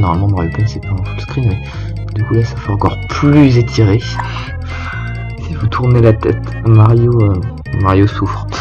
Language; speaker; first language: French; native; French